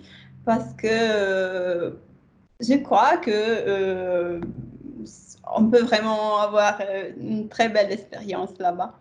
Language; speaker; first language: French; non-native, fluent; Italian